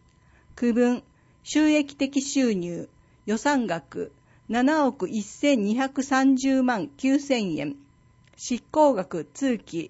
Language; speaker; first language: Japanese; native; Japanese